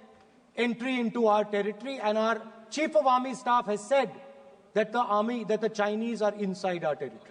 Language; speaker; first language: English; non-native, local second language; Hindi